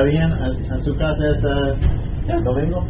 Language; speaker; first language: Spanish; non-native, learner; English